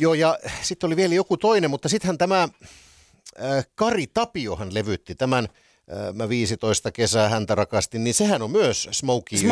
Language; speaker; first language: Finnish; native; Finnish